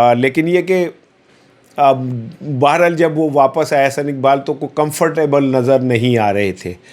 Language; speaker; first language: Urdu; non-native, local second language; Punjabi